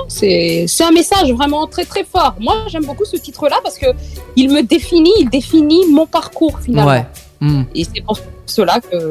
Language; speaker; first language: French; non-native, local second language; Malagasy